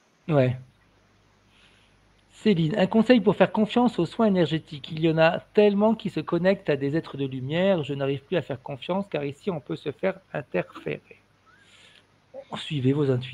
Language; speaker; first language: French; native; French